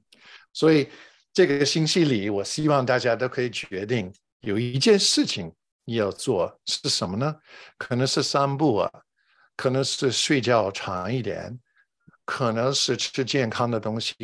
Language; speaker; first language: Chinese; non-native, fluent; English